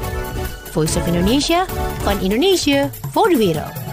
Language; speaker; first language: Dutch; non-native, fluent; Indonesian